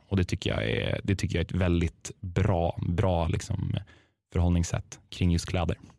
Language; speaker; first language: Swedish; native; Swedish